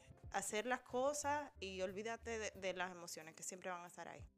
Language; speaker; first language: Spanish; early bilingual, heritage; Spanish